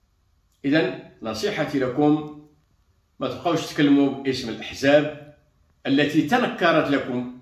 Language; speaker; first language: Arabic; native; Arabic